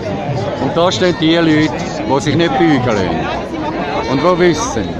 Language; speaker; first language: German; native; German